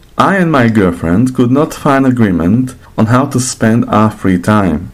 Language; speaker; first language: English; non-native, fluent; Slovak